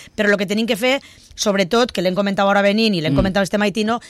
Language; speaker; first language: Spanish; non-native, local second language; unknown